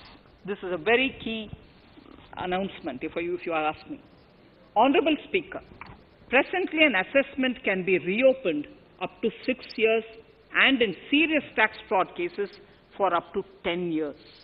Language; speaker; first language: English; non-native, local second language; Tamil